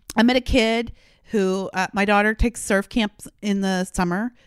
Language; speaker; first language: English; native; English